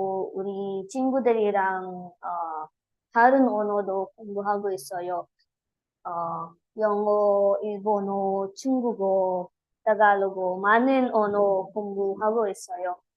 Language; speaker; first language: Korean; non-native, learner; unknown